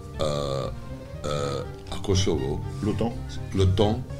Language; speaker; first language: French; non-native, learner; Serbian